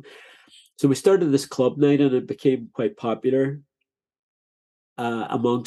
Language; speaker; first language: English; native; English